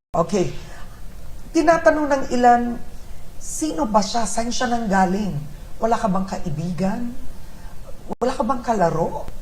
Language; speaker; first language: Filipino; native; Filipino